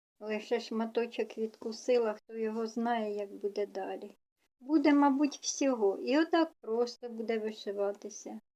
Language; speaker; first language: Ukrainian; non-native, local second language; Russian